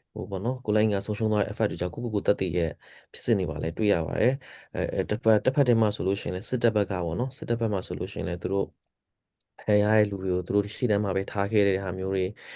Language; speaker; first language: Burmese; non-native, local second language; S'gaw Karen